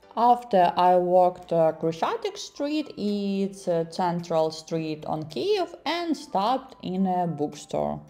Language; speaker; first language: English; non-native, learner; Ukrainian